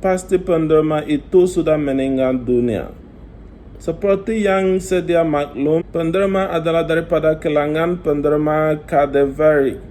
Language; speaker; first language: Malay; non-native, learner; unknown